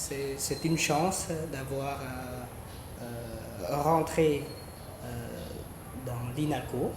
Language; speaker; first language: French; non-native, fluent; Khmer